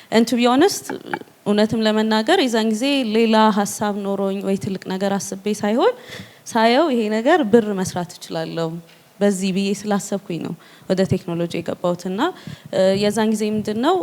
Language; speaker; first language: Amharic; native; Amharic